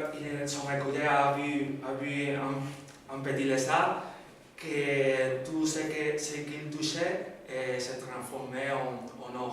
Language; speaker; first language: French; non-native, learner; Spanish